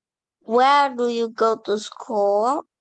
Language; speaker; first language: English; non-native, learner; Indonesian